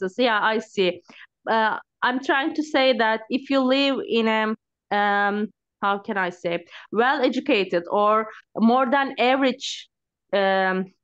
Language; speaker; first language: English; non-native, learner; Turkish